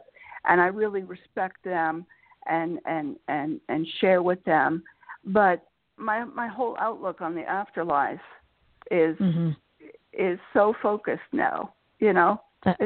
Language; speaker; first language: English; native; English